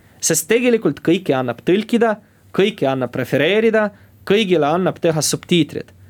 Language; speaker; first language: Estonian; non-native, local second language; Russian